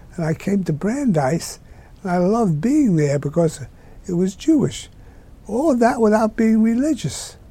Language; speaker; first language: English; native; English